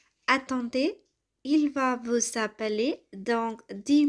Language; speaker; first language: French; non-native, fluent; Tamil